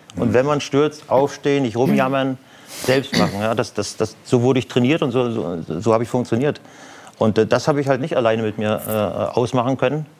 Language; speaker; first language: German; native; German